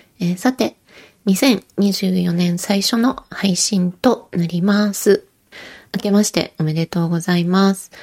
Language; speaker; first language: Japanese; native; Japanese